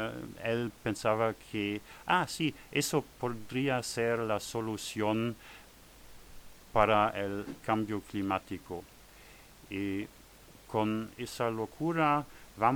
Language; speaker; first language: Spanish; non-native, learner; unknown